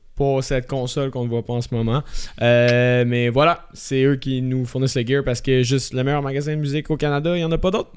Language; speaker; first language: French; native; French